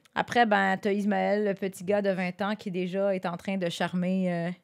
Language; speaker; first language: French; native; French